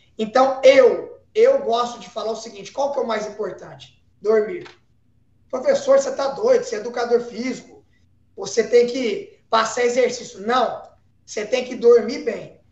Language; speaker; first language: Portuguese; native; Portuguese